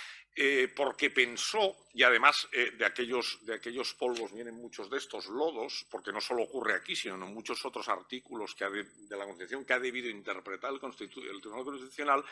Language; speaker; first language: Spanish; native; Spanish